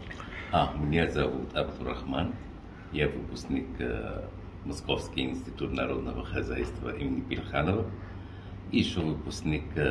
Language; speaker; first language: Russian; non-native, learner; Arabic